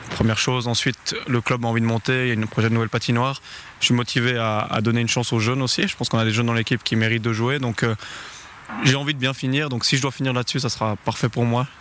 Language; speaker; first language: French; native; French